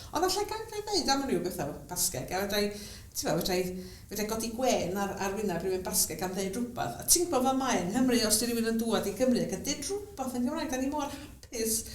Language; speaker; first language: Welsh; native; Welsh